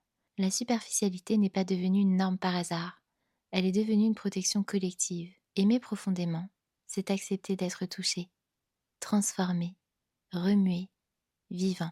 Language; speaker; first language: French; native; French